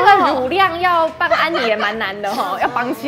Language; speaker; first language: Chinese; native; Chinese